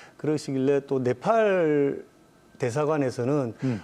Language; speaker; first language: Korean; native; Korean